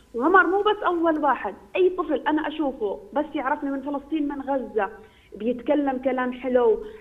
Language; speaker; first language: Arabic; native; Arabic